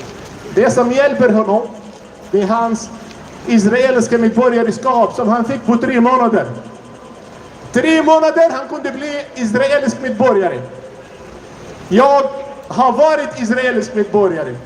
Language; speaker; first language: Swedish; non-native, fluent; Arabic